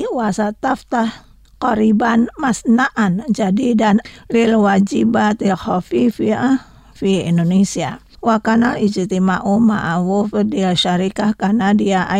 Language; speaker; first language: Arabic; non-native, learner; Indonesian